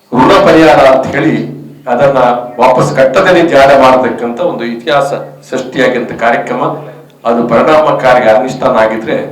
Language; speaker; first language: Kannada; native; Kannada